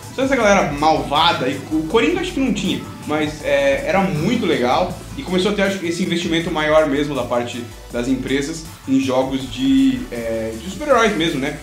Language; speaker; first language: Portuguese; native; Portuguese